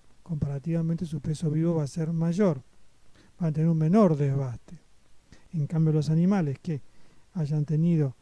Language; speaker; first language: Spanish; native; Spanish